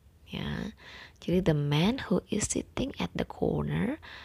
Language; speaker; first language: English; non-native, fluent; Indonesian